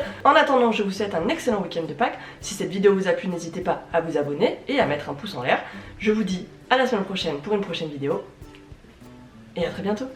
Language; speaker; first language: French; native; French